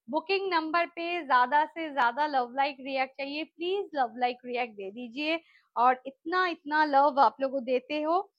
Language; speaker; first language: Hindi; non-native, local second language; Bangla